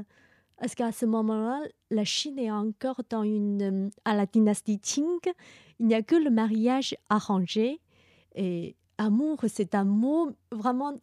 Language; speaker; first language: French; non-native, fluent; Chinese